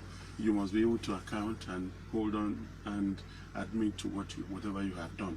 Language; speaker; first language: English; non-native, local second language; Yoruba